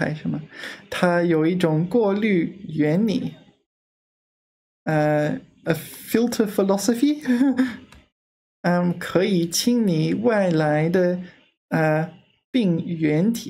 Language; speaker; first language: Chinese; non-native, learner; English